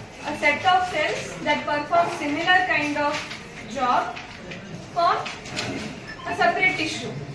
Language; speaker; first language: English; non-native, local second language; Telugu